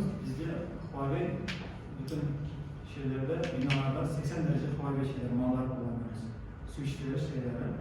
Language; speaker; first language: Turkish; non-native, learner; Kazakh